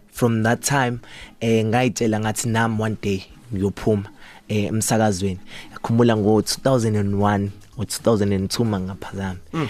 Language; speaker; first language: Zulu; native; Zulu